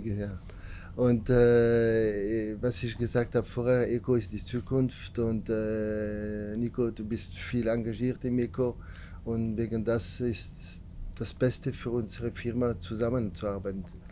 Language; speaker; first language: German; non-native, learner; French